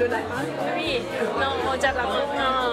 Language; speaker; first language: French; non-native, learner; Japanese